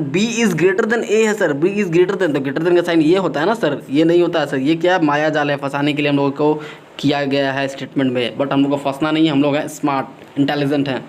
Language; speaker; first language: Hindi; native; Hindi